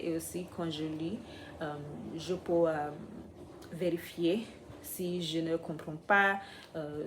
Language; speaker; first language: French; non-native, fluent; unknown